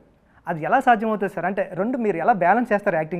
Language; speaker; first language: Telugu; native; Telugu